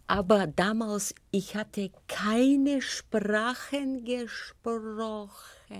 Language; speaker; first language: German; non-native, learner; Bulgarian